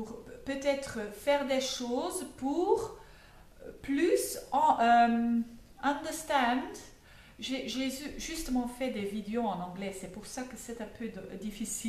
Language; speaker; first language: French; non-native, fluent; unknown